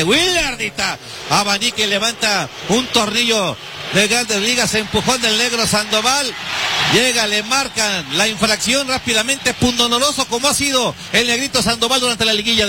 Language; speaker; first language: Spanish; native; Spanish